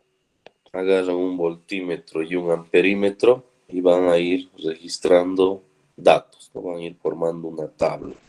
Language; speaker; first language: Spanish; native; Spanish